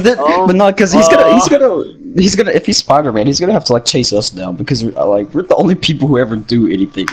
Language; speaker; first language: English; native; English